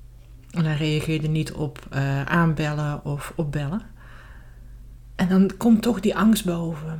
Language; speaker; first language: Dutch; native; Dutch